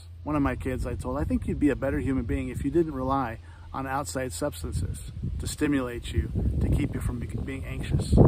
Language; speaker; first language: English; native; English